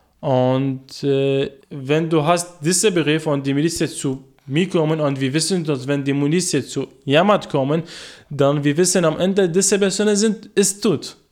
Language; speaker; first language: German; non-native, learner; Arabic